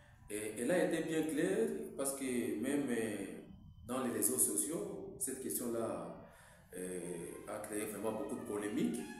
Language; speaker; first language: French; non-native, local second language; Swahili